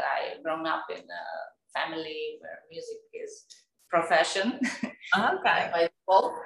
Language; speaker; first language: English; non-native, fluent; Serbian